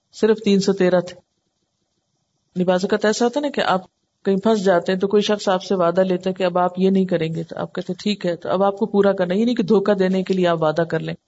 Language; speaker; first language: Urdu; native; Urdu